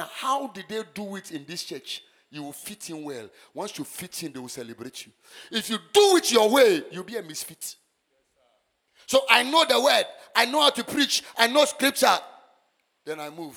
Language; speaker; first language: English; non-native, local second language; Akan